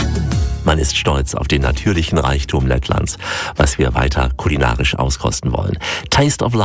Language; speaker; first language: German; native; German